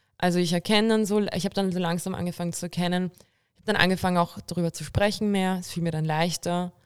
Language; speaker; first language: German; early bilingual, other home language; Bulgarian